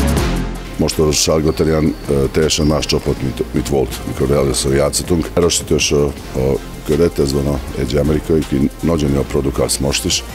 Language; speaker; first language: Hungarian; non-native, fluent; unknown